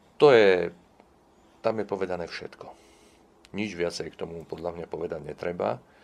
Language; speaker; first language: Slovak; non-native, local second language; Czech